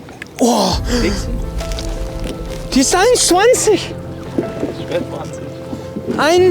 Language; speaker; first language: German; non-native, learner; Dutch